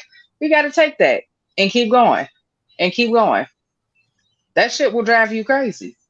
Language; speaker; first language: English; native; English